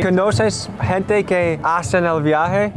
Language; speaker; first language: Spanish; non-native, learner; English